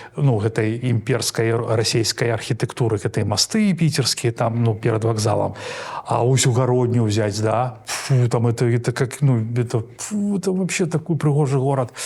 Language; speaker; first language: Belarusian; non-native, local second language; Russian